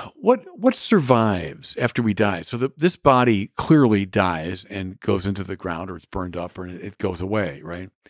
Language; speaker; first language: English; native; English